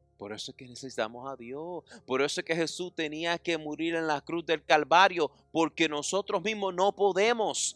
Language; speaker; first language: Spanish; early bilingual, heritage; Spanish